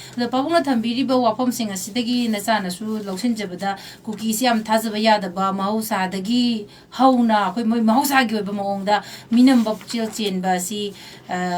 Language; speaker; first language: Manipuri; native; Manipuri